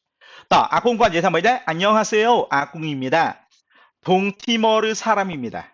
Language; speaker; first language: Korean; non-native, fluent; Khmer